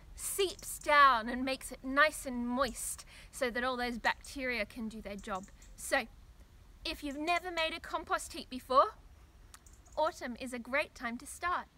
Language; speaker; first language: English; native; English